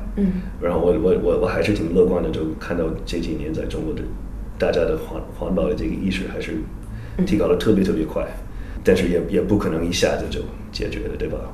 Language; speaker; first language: Chinese; non-native, fluent; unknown